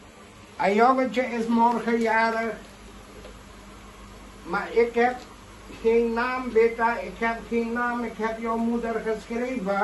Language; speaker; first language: Dutch; non-native, local second language; Caribbean Hindustani